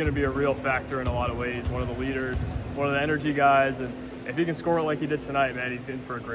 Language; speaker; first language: English; native; English